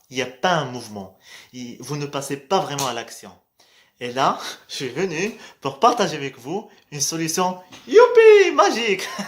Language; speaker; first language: French; non-native, local second language; Arabic